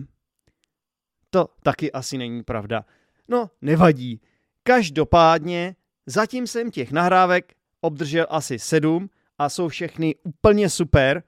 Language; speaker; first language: Czech; native; Czech